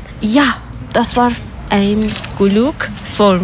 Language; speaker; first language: German; non-native, learner; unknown